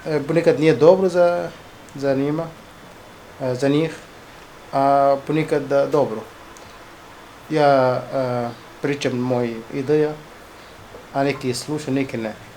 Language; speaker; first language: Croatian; non-native, learner; Arabic